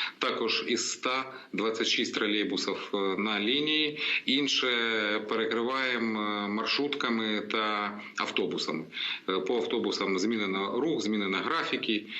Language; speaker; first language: Ukrainian; native; Ukrainian